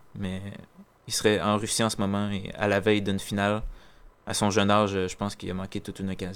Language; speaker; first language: French; native; French